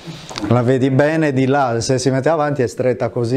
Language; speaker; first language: Italian; native; Italian